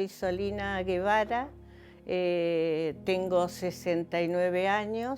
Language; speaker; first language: Spanish; native; Spanish